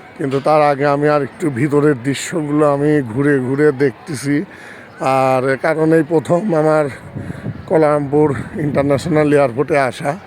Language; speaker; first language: Bangla; native; Bangla